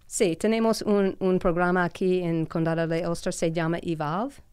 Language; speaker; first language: Spanish; non-native, fluent; English